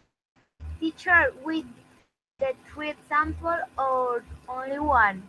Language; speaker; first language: English; non-native, learner; Spanish